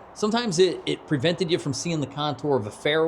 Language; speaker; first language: English; native; English